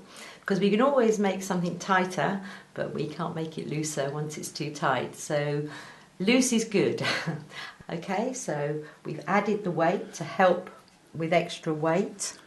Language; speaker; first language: English; native; English